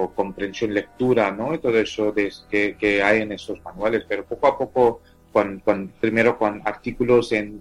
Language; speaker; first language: Spanish; non-native, fluent; Tamil